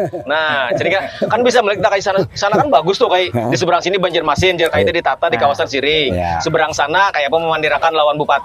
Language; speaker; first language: Indonesian; native; Indonesian